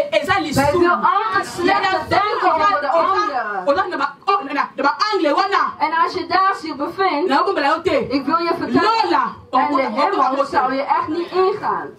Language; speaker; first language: Dutch; non-native, fluent; Lingala